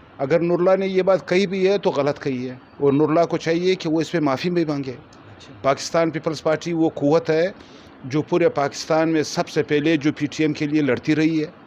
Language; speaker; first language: Urdu; non-native, local second language; Pashto